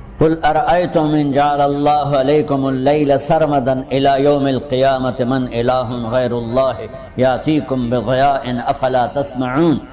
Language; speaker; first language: Urdu; non-native, local second language; Punjabi